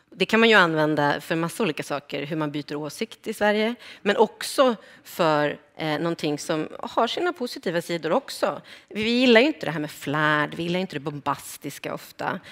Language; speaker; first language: Swedish; native; Swedish